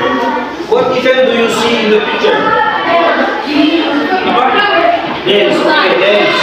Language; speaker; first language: English; non-native, learner; Indonesian